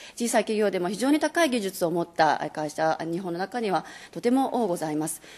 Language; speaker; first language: Japanese; native; Japanese